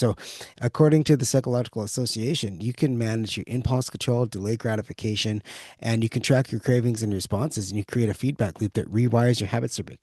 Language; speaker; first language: English; native; English